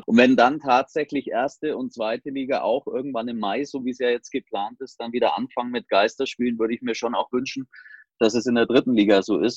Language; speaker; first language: German; native; German